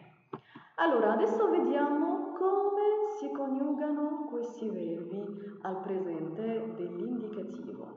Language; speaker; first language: Italian; non-native, fluent; Arabic